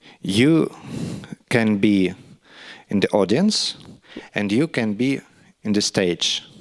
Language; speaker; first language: English; non-native, learner; Russian